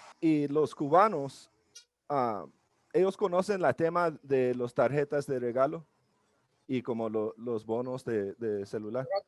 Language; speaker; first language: Spanish; non-native, learner; English